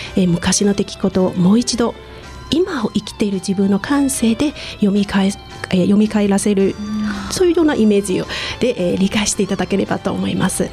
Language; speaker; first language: Japanese; non-native, fluent; Chinese